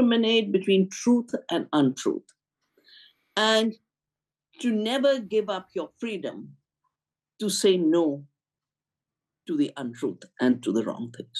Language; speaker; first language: English; non-native, local second language; Hindi